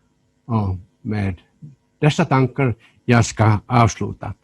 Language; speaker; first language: Swedish; non-native, local second language; Finnish